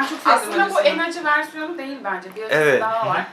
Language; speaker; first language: Turkish; native; Turkish